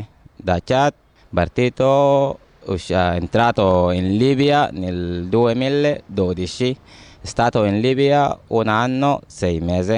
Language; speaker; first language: Italian; non-native, learner; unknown